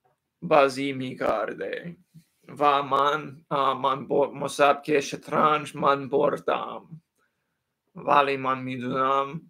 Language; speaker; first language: Persian; non-native, learner; English